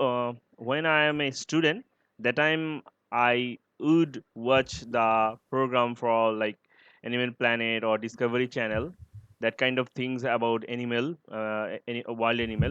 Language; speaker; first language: English; non-native, learner; Bangla